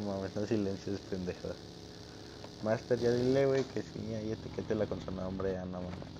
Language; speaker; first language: Spanish; native; Spanish